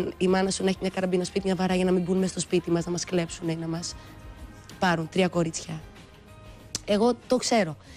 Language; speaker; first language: Greek; early bilingual, other home language; Albanian